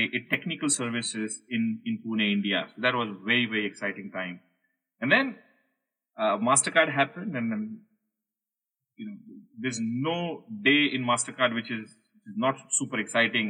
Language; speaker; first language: English; non-native, local second language; Hindi